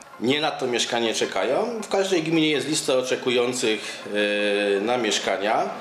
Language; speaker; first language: Polish; native; Polish